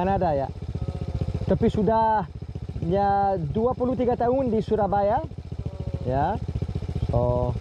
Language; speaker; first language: Indonesian; non-native, fluent; English